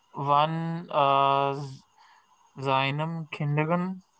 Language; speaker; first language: German; non-native, learner; Hindi